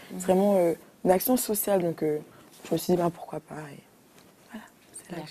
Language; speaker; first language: French; early bilingual, other home language; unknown